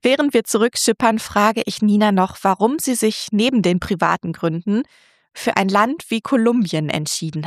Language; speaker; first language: German; native; German